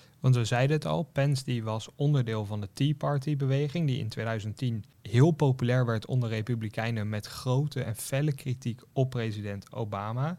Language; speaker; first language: Dutch; native; Dutch